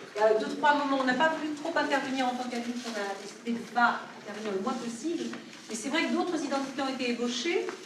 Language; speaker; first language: French; native; French